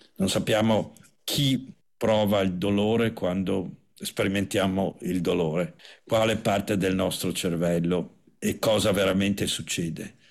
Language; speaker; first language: Italian; native; Italian